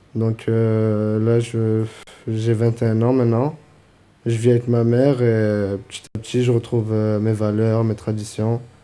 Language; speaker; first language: French; native; French